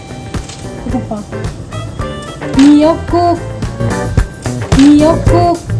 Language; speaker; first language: Korean; non-native, learner; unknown